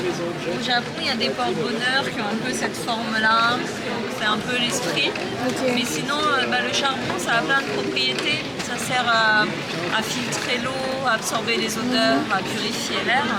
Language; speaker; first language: French; native; French